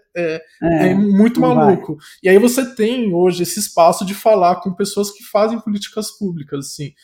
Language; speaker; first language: Portuguese; native; Portuguese